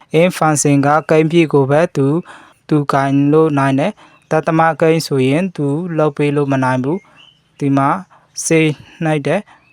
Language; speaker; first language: Burmese; native; Burmese